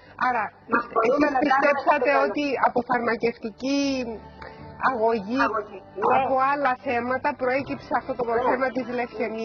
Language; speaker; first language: Greek; native; Greek